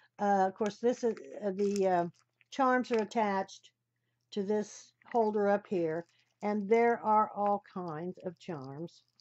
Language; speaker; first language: English; native; English